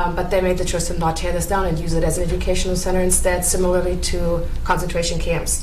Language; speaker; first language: English; non-native, fluent; German